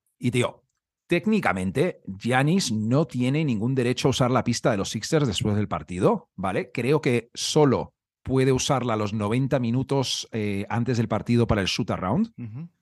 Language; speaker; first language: Spanish; native; Spanish